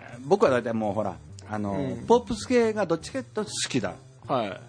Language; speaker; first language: Japanese; native; Japanese